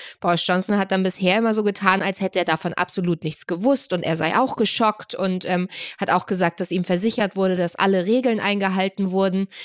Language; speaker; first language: German; native; German